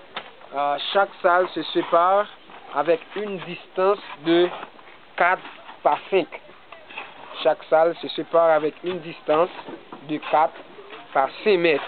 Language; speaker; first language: French; non-native, local second language; Haitian Creole